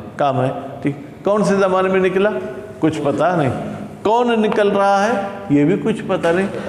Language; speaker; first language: Urdu; non-native, local second language; Sindhi